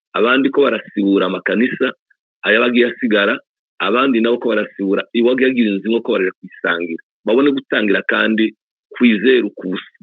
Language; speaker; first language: Kinyarwanda; native; Kinyarwanda